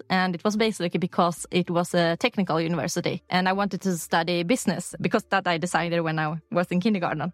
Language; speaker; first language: English; non-native, fluent; Swedish